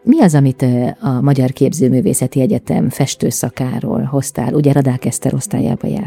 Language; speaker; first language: Hungarian; native; Hungarian